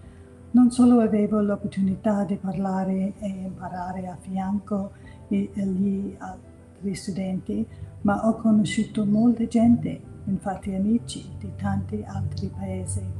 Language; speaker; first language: Italian; non-native, learner; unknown